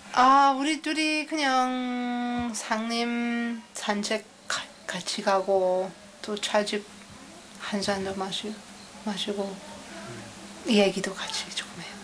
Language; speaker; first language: Korean; non-native, learner; English